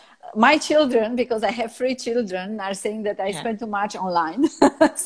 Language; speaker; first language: English; non-native, fluent; Romanian